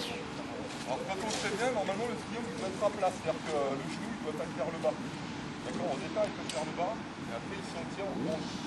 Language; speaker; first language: French; native; French